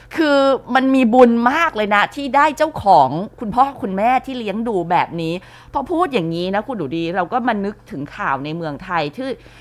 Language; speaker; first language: Thai; native; Thai